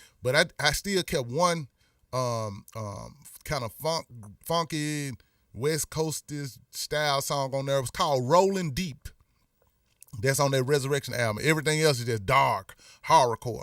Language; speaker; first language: English; native; English